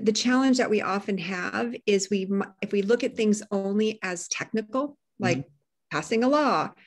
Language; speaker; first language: English; native; English